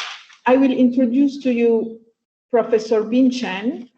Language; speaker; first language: English; non-native, fluent; Italian